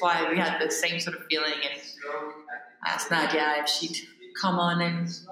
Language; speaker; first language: English; non-native, local second language; French